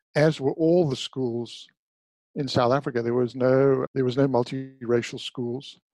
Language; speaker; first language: English; native; English